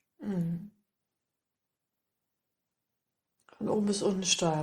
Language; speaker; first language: German; native; German